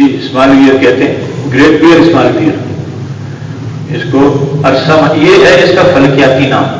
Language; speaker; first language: Urdu; non-native, local second language; Pashto